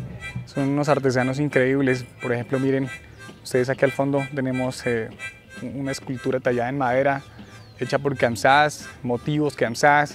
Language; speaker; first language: Spanish; native; Spanish